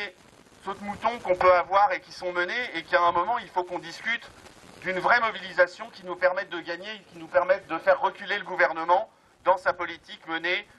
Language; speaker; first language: French; native; French